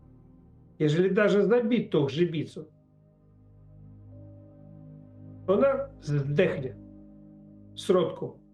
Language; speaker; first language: Polish; non-native, learner; Russian